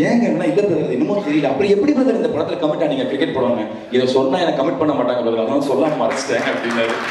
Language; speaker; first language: Tamil; native; Tamil